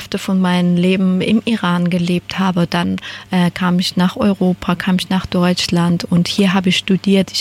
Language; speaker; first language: German; non-native, fluent; Persian